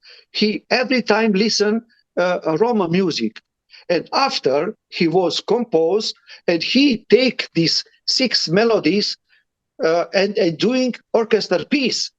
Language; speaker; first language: English; non-native, learner; Romany